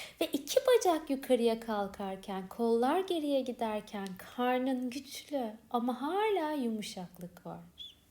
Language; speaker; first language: Turkish; native; Turkish